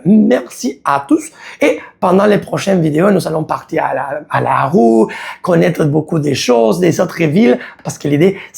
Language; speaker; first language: French; non-native, learner; Spanish